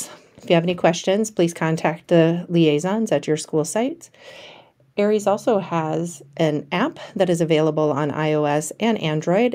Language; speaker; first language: English; native; English